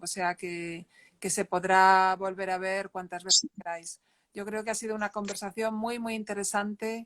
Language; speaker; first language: Spanish; native; Spanish